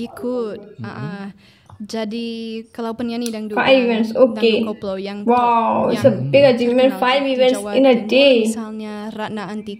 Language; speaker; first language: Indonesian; non-native, fluent; English